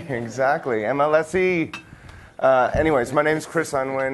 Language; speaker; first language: English; native; English